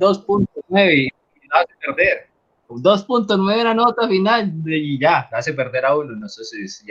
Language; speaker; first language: Spanish; native; Spanish